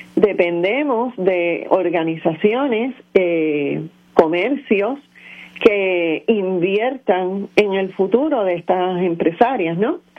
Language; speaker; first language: Spanish; native; Spanish